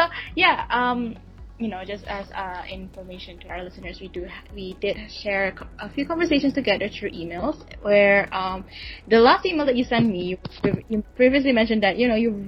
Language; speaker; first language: English; non-native, local second language; Malay